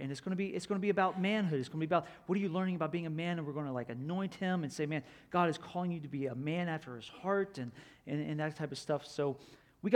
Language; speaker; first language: English; native; English